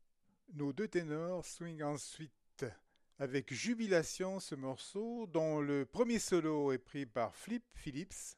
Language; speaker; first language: French; native; French